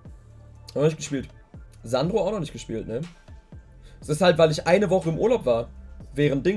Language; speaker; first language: German; native; German